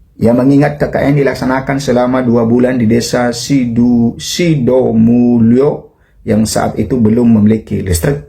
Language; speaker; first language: Indonesian; native; Indonesian